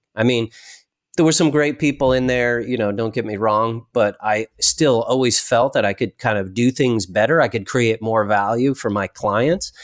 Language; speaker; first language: English; native; English